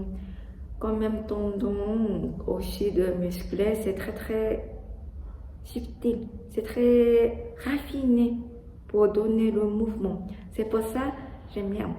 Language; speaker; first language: French; non-native, learner; Japanese